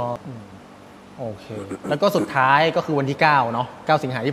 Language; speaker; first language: Thai; native; Thai